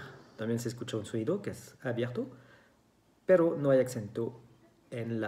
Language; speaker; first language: Spanish; non-native, fluent; French